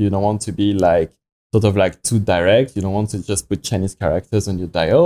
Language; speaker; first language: English; non-native, fluent; French